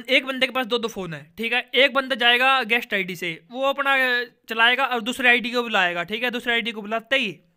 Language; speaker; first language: Hindi; native; Hindi